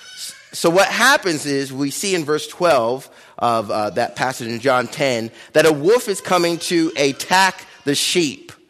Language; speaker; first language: English; early bilingual, other home language; Akan